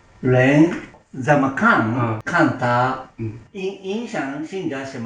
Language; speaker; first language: Chinese; non-native, learner; Japanese